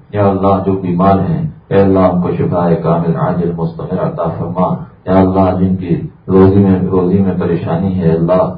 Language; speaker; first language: Urdu; native; Urdu